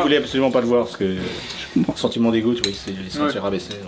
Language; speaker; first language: French; native; French